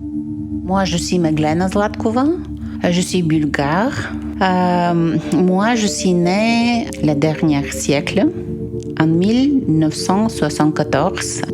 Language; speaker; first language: French; non-native, fluent; Bulgarian